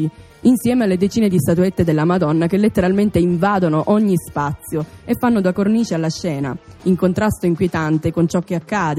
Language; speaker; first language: Italian; native; Italian